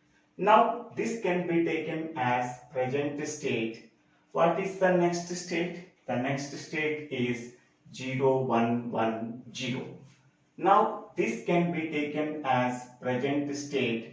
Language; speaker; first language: English; non-native, local second language; Telugu